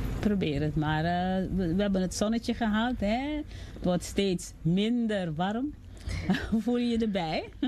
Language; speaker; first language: Dutch; native; Dutch